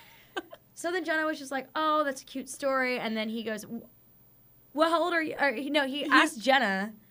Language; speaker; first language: English; native; English